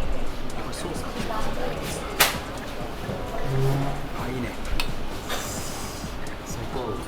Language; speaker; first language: Japanese; non-native, fluent; Italian